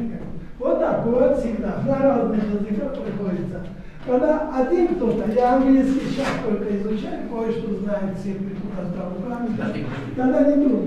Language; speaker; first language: Russian; non-native, local second language; Georgian